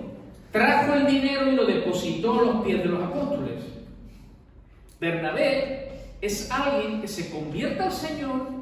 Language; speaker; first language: Spanish; native; Spanish